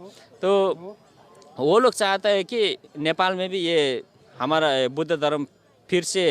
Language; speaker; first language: Hindi; non-native, learner; Nepali